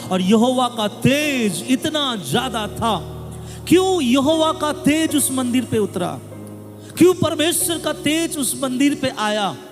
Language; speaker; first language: Hindi; non-native, local second language; Bangla